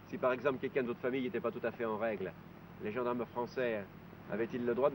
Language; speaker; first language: French; native; French